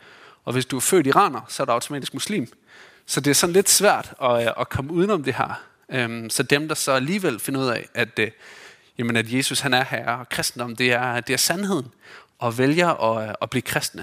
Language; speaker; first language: Danish; native; Danish